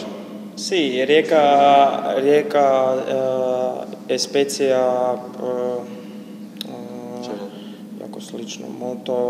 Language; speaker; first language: Italian; non-native, learner; Croatian